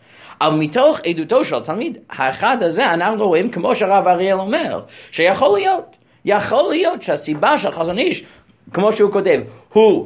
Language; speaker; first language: Hebrew; non-native, fluent; English